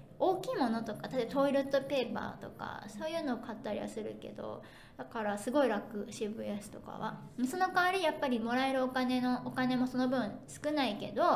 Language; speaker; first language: Japanese; native; Japanese